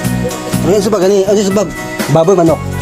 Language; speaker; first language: Filipino; non-native, local second language; Cebuano